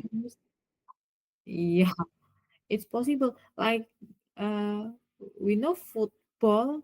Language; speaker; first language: English; non-native, learner; Indonesian